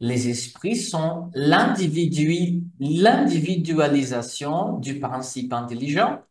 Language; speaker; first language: French; non-native, fluent; Portuguese